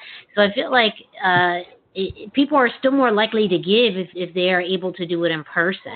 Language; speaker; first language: English; non-native, fluent; Spanish